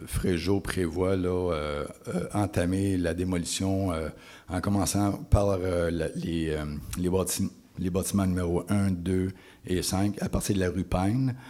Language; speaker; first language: French; native; French